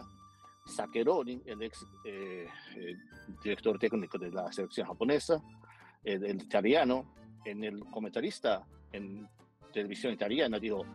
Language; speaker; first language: Spanish; non-native, fluent; Japanese